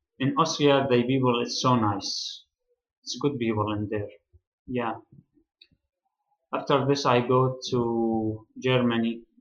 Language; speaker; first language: English; non-native, learner; Arabic